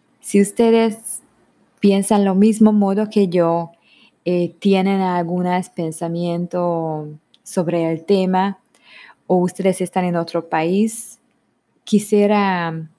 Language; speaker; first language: Spanish; non-native, learner; Hungarian